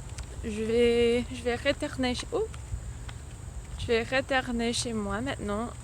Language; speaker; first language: French; non-native, learner; English